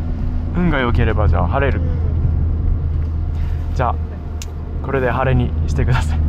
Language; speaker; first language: Japanese; native; Japanese